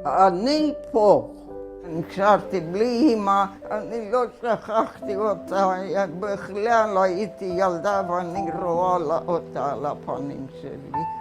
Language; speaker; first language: Hebrew; non-native, fluent; Romanian